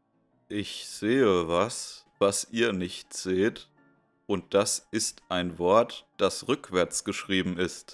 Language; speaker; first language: German; native; German